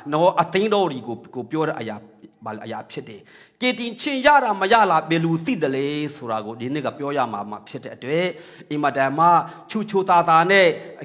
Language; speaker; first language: Burmese; non-native, local second language; Hakha Chin